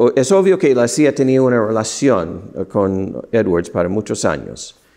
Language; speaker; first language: Spanish; non-native, fluent; English